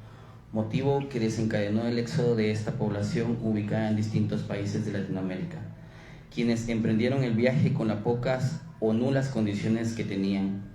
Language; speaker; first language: Spanish; native; Spanish